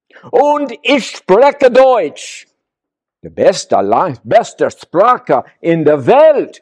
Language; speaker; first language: German; non-native, learner; English